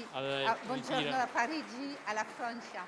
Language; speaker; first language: Italian; early bilingual, heritage; French